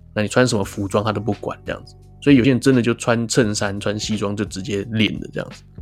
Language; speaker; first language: Chinese; native; Chinese